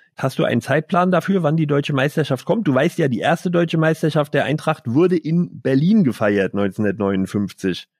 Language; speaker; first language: German; native; German